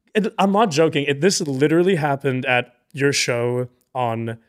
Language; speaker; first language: English; native; English